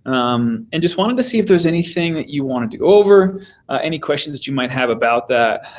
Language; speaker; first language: English; native; English